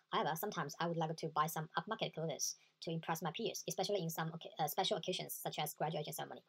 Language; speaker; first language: English; non-native, fluent; Chinese